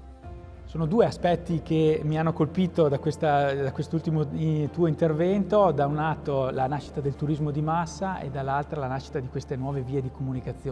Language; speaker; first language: Italian; native; Italian